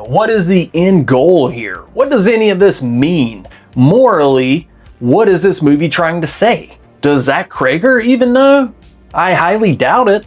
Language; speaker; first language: English; native; English